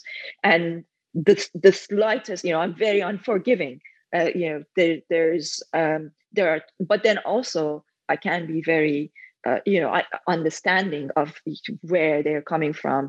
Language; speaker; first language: English; non-native, fluent; Persian